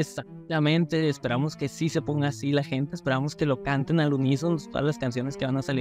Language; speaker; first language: Spanish; native; Spanish